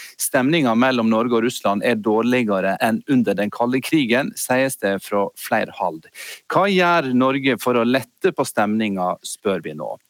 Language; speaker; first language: Norwegian; native; Norwegian